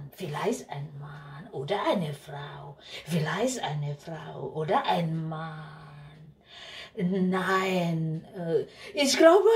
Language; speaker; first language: German; non-native, learner; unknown